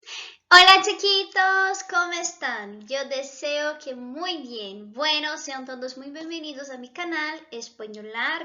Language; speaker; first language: Spanish; non-native, fluent; Portuguese